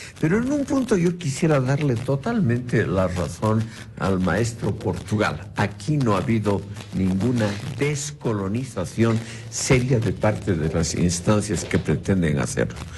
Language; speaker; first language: Spanish; native; Spanish